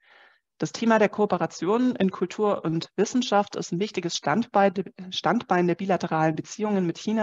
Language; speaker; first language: German; native; German